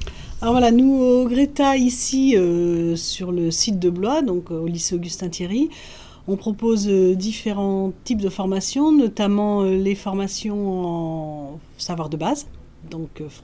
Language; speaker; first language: French; native; French